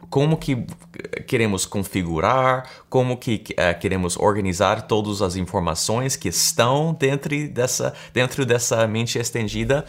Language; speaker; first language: Portuguese; early bilingual, heritage; English